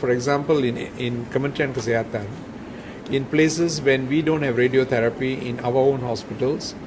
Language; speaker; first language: English; non-native, local second language; Malay